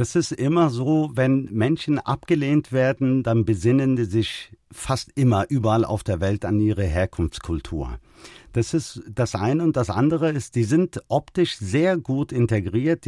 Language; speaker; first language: German; early bilingual, other home language; Turkish